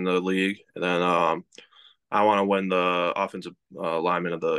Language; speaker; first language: English; native; English